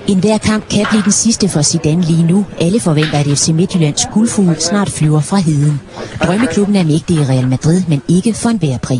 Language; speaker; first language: Danish; native; Danish